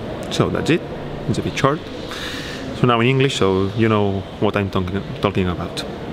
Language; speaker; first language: English; non-native, fluent; Catalan